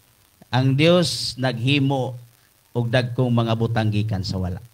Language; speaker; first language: Cebuano; native; Cebuano